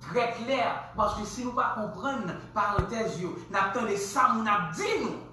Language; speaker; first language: French; non-native, local second language; Haitian Creole